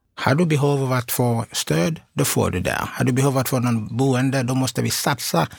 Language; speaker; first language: Swedish; non-native, fluent; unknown